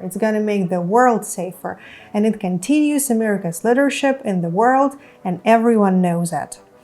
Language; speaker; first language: English; non-native, fluent; Ukrainian